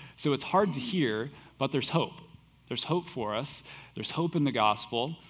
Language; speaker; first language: English; non-native, fluent; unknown